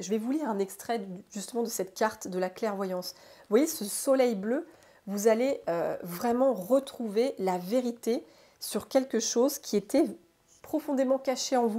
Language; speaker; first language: French; native; French